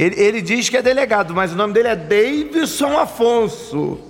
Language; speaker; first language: Portuguese; native; Portuguese